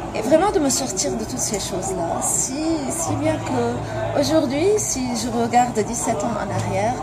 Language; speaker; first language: French; non-native, local second language; Arabic